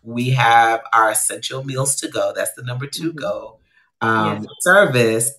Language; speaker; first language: English; native; English